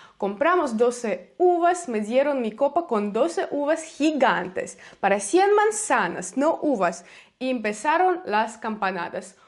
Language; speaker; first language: Spanish; non-native, fluent; Russian